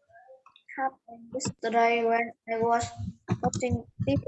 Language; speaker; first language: English; non-native, learner; Vietnamese